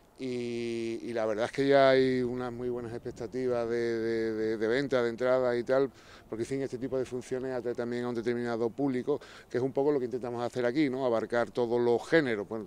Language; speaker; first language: Spanish; native; Spanish